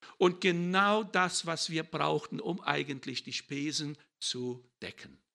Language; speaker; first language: German; early bilingual, heritage; German